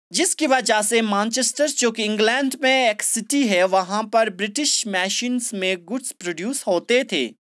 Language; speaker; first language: Hindi; non-native, local second language; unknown